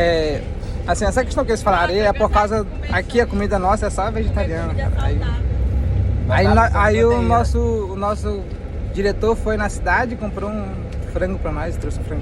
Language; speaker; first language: Portuguese; native; Portuguese